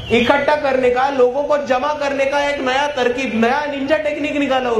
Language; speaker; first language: Hindi; non-native, local second language; Marathi